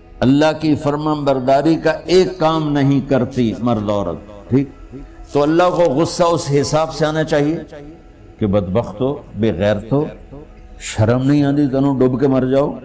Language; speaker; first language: Urdu; non-native, local second language; Punjabi